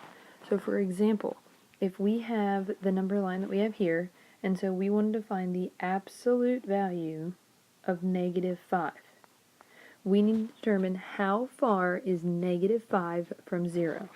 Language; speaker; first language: English; native; English